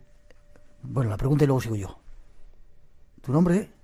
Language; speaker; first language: Spanish; native; Spanish